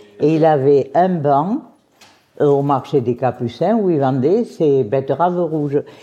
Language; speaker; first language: French; early bilingual, other home language; Spanish